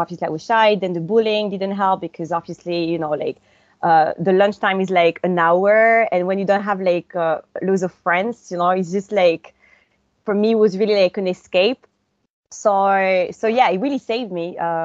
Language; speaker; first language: English; non-native, fluent; French